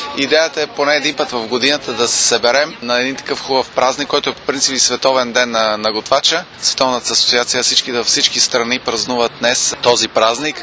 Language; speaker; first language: Bulgarian; non-native, fluent; German